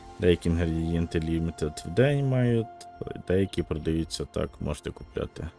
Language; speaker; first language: Ukrainian; native; Ukrainian